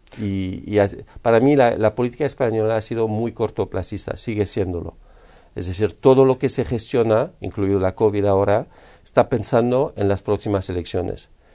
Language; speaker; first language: Spanish; non-native, fluent; French